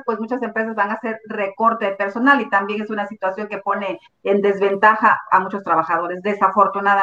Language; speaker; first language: Spanish; native; Spanish